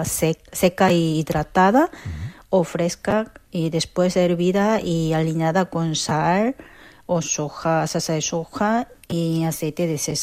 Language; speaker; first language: Spanish; non-native, learner; Korean